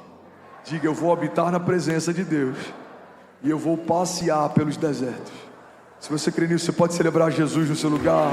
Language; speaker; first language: Portuguese; native; Portuguese